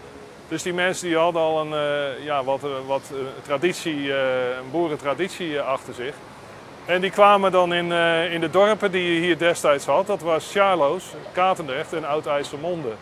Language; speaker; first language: Dutch; native; Dutch